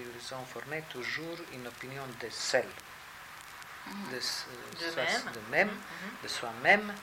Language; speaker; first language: French; non-native, fluent; Serbian